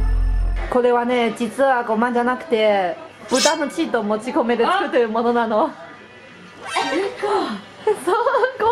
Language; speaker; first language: Japanese; non-native, fluent; Chinese